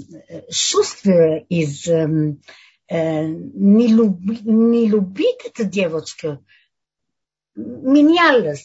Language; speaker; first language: Russian; non-native, learner; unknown